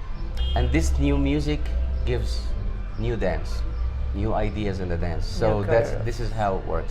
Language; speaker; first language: English; non-native, fluent; Arabic